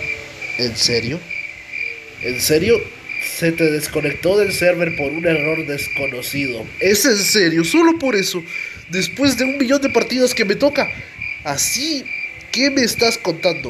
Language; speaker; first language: Spanish; native; Spanish